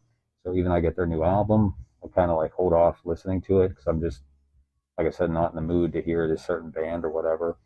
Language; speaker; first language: English; native; English